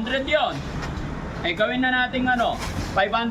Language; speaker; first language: Filipino; native; Filipino